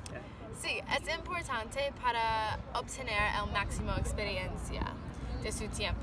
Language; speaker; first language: Spanish; non-native, learner; English